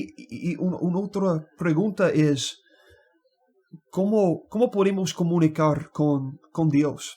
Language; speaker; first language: Spanish; non-native, learner; English